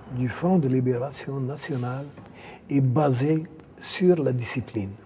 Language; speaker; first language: French; non-native, local second language; Arabic